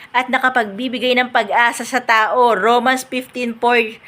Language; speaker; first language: Filipino; native; Filipino